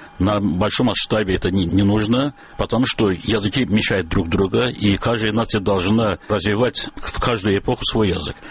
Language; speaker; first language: Russian; non-native, local second language; Azerbaijani